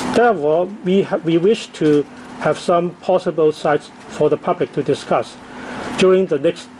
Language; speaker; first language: English; non-native, local second language; Cantonese